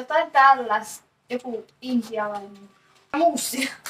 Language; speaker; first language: Finnish; non-native, learner; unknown